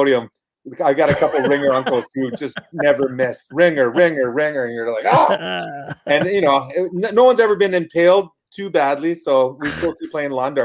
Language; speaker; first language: English; native; English